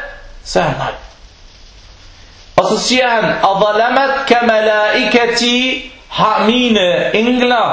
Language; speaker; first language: Danish; non-native, local second language; Arabic